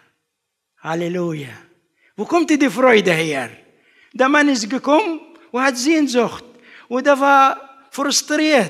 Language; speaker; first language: German; non-native, learner; Arabic